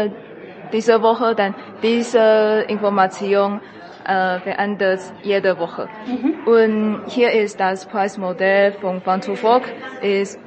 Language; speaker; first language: German; non-native, learner; Chinese